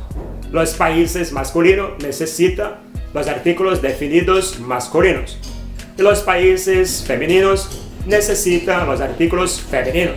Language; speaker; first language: Spanish; non-native, fluent; Portuguese